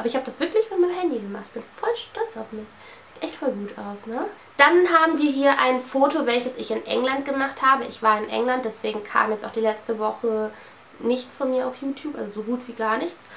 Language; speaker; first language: German; native; German